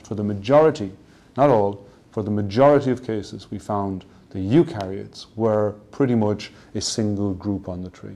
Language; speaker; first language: English; native; English